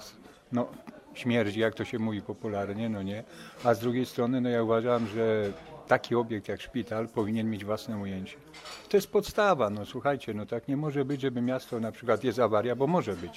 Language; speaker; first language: Polish; native; Polish